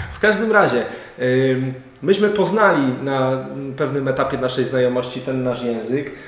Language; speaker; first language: Polish; native; Polish